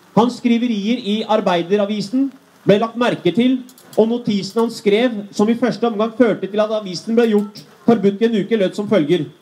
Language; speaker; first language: Norwegian; early bilingual, other home language; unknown